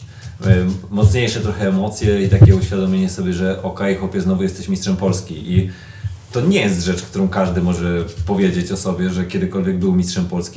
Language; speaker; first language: Polish; native; Polish